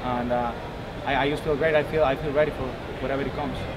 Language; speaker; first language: English; non-native, fluent; Spanish